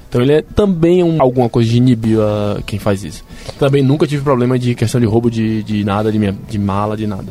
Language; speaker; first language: Portuguese; native; Portuguese